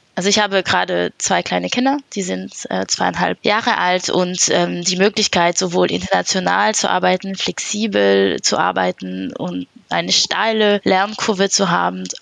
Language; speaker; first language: German; non-native, fluent; French